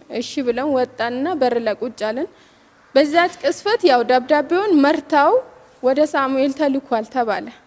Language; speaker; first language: Amharic; non-native, local second language; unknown